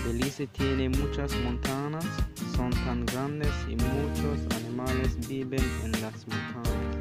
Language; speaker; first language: Spanish; non-native, learner; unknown